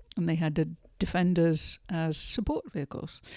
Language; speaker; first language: English; native; English